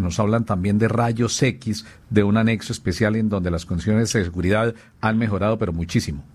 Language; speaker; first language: Spanish; native; Spanish